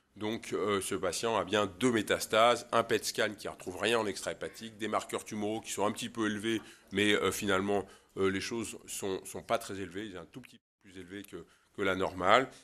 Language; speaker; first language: French; native; French